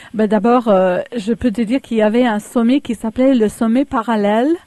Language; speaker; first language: French; early bilingual, other home language; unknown